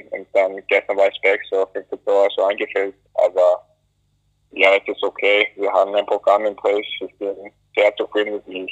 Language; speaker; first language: German; non-native, fluent; English